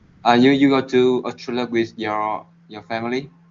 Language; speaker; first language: English; non-native, learner; Vietnamese